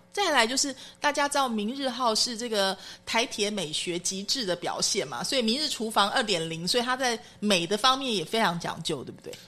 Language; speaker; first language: Chinese; native; Chinese